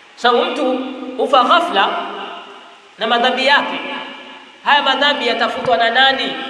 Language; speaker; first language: Swahili; native; Swahili